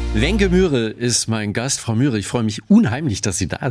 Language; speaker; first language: German; native; German